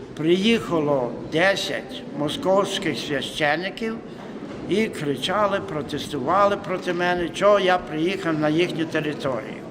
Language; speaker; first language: Ukrainian; early bilingual, heritage; Ukrainian